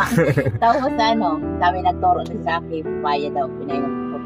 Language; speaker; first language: Filipino; non-native, local second language; Bikol